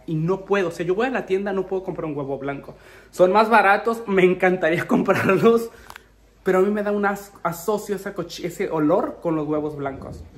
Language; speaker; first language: Spanish; native; Spanish